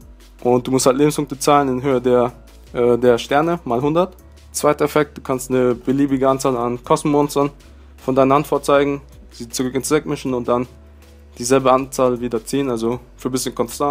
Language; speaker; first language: German; native; German